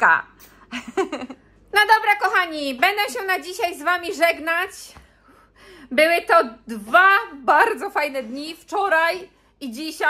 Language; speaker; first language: Polish; native; Polish